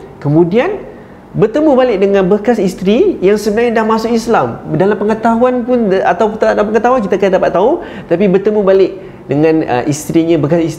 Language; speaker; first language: Malay; native; Malay